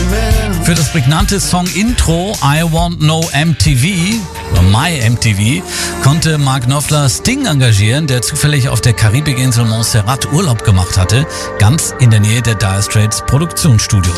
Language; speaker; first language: German; native; German